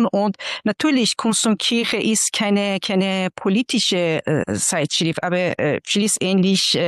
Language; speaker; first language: German; non-native, fluent; Persian